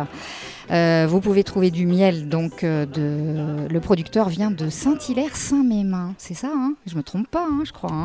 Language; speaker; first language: French; native; French